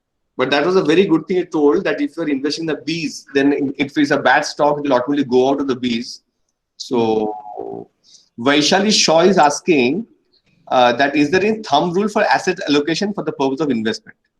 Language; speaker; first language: English; non-native, local second language; Bangla